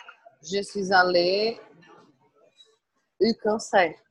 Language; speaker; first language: French; non-native, learner; Portuguese